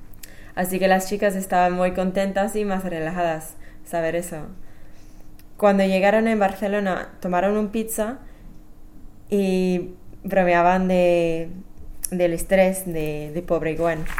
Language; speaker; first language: Spanish; non-native, fluent; English